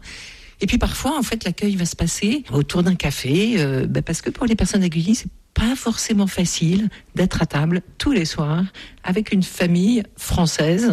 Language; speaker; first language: French; native; French